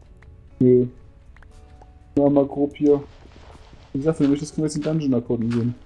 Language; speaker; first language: German; native; German